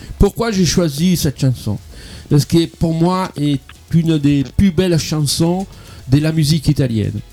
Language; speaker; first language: French; non-native, fluent; Italian